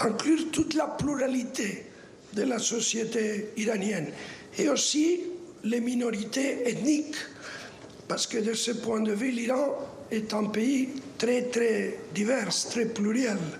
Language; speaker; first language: French; non-native, fluent; Spanish